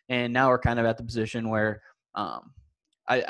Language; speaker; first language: English; native; English